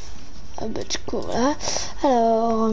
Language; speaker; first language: French; native; French